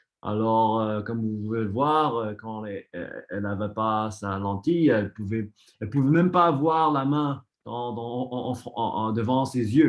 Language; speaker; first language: French; non-native, fluent; English